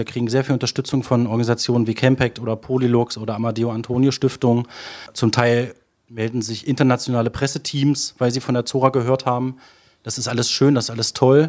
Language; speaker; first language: German; native; German